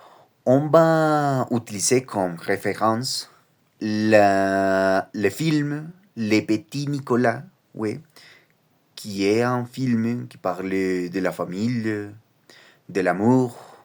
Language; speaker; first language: French; non-native, learner; Spanish